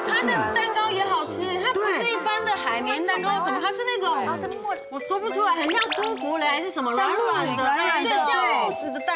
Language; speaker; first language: Chinese; native; Chinese